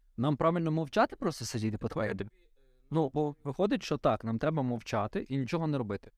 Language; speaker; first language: Ukrainian; native; Ukrainian